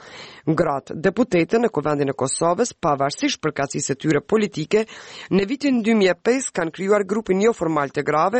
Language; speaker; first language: Albanian; native; Albanian